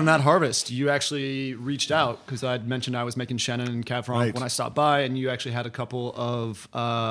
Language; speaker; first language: English; native; English